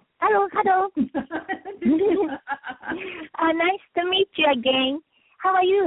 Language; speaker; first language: English; non-native, learner; Japanese